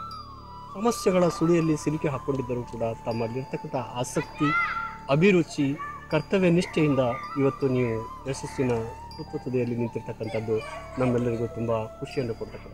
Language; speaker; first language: Kannada; native; Kannada